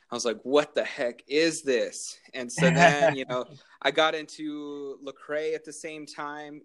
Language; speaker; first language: English; native; English